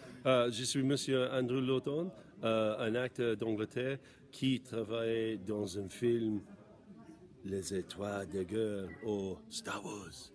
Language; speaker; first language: French; non-native, learner; English